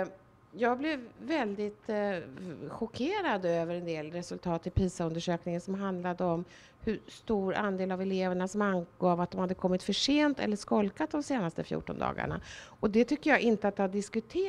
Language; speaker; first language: Swedish; native; Swedish